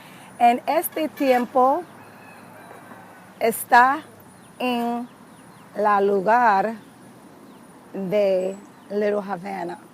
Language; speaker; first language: Spanish; non-native, learner; English